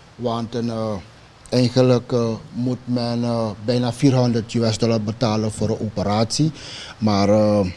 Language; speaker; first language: Dutch; non-native, local second language; Sranan Tongo